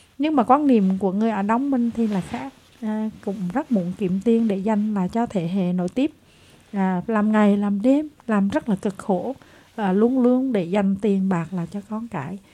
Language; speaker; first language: Vietnamese; native; Vietnamese